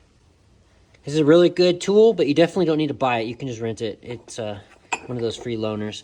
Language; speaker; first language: English; native; English